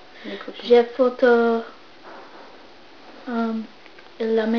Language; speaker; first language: French; non-native, learner; English